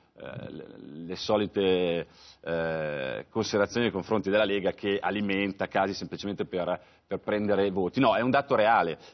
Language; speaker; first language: Italian; native; Italian